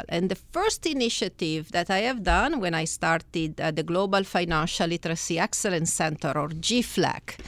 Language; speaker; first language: English; non-native, fluent; Italian